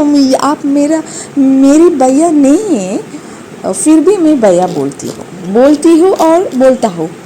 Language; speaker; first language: Hindi; non-native, local second language; Tulu